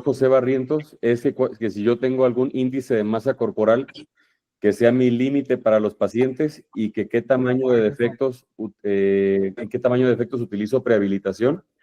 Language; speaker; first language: Spanish; native; Spanish